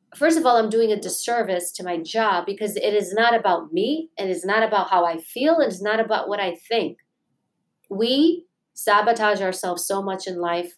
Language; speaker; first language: English; native; English